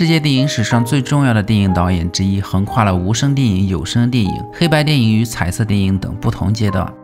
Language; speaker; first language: Chinese; native; Chinese